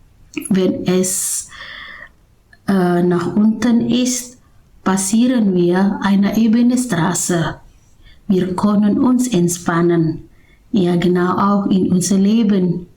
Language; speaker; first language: German; non-native, learner; Indonesian